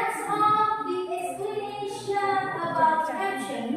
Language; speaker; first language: English; non-native, learner; Indonesian